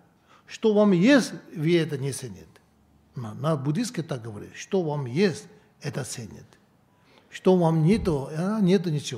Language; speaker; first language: Russian; non-native, learner; Tibetan